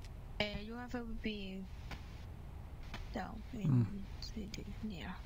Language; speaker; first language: English; non-native, learner; Portuguese